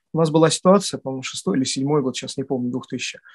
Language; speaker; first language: Russian; native; Russian